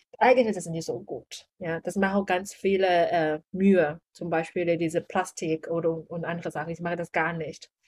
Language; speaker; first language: German; non-native, learner; Chinese